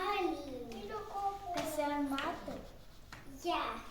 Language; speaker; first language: Estonian; non-native, local second language; Russian